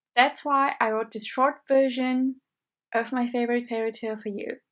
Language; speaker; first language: English; non-native, fluent; Armenian